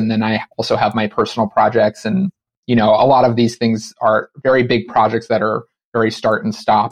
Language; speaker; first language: English; native; English